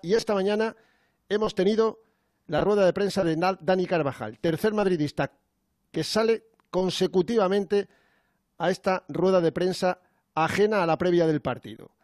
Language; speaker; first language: Spanish; native; Spanish